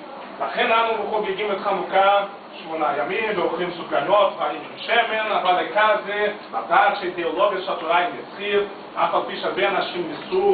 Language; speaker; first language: Hebrew; non-native, fluent; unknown